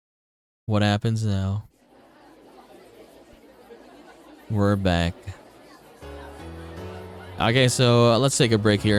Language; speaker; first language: English; native; English